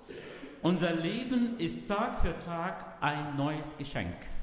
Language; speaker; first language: German; non-native, fluent; Arabic